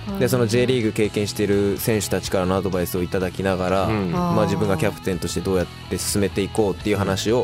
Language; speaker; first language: Japanese; native; Japanese